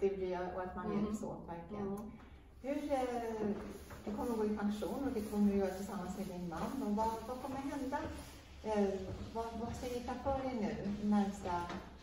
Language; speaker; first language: Swedish; native; Swedish